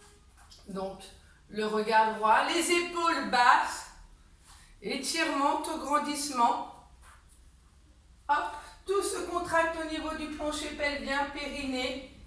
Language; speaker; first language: French; native; French